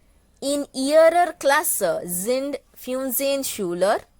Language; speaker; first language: German; non-native, fluent; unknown